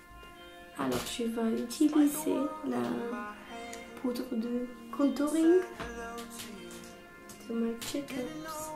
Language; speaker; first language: French; non-native, learner; Romanian